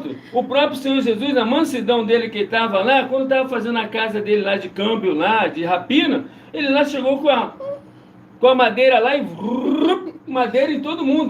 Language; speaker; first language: Portuguese; native; Portuguese